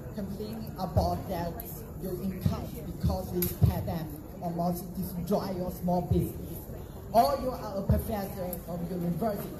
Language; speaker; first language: English; non-native, fluent; Chinese